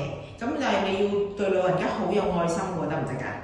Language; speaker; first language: Cantonese; native; Cantonese